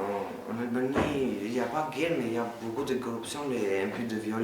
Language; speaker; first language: French; non-native, learner; Albanian